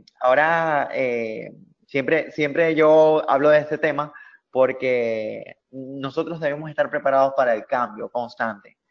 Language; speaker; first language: Spanish; native; Spanish